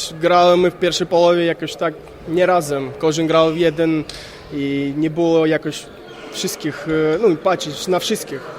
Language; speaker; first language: Polish; non-native, learner; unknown